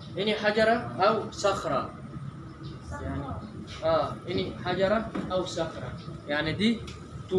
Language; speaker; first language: Indonesian; non-native, learner; Arabic